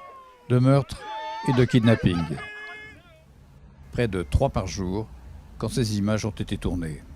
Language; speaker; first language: French; native; French